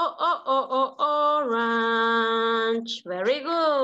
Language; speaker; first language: English; non-native, learner; Spanish